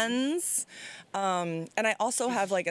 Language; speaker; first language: English; native; English